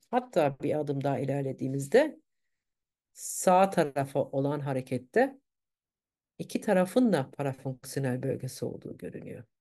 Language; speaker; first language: Turkish; early bilingual, heritage; Turkish